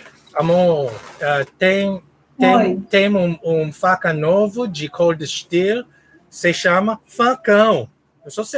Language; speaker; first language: Portuguese; non-native, learner; English